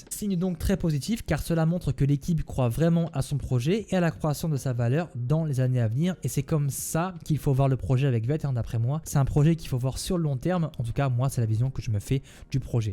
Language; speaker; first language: French; native; French